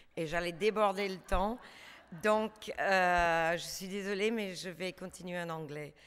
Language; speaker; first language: French; non-native, learner; English